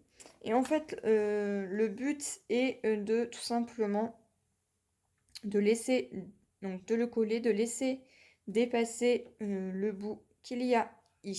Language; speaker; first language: French; native; French